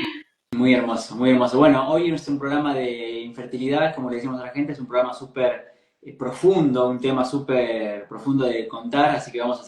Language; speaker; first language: Spanish; native; Spanish